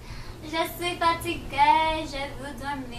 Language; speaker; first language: French; non-native, learner; English